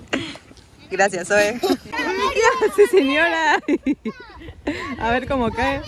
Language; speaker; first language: Spanish; native; Spanish